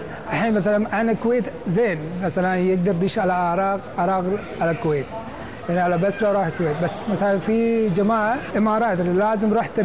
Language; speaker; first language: Arabic; non-native, learner; Persian